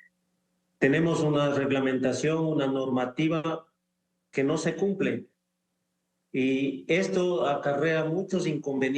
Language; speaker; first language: Spanish; native; Spanish